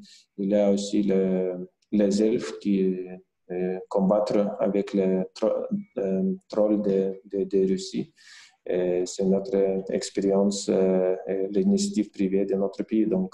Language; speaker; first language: French; non-native, fluent; Lithuanian